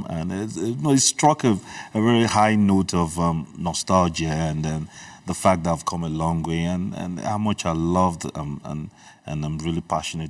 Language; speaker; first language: English; early bilingual, other home language; Igbo